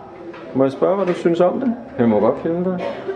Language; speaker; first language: Danish; native; Danish